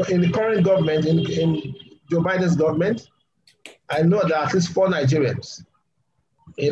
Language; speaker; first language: English; non-native, local second language; Yoruba